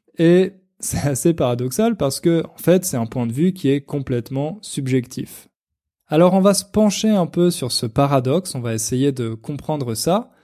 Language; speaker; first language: French; native; French